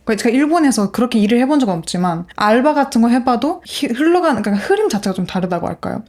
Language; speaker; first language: Korean; non-native, fluent; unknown